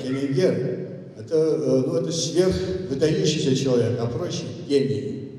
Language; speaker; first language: Russian; non-native, local second language; Kazakh